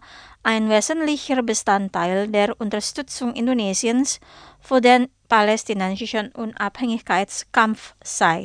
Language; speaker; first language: German; non-native, fluent; Indonesian